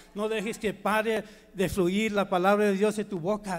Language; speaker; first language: Spanish; early bilingual, heritage; Spanish